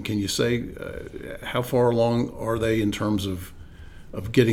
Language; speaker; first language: English; native; English